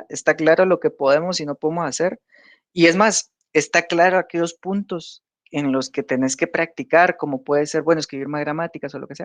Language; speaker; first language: Spanish; native; Spanish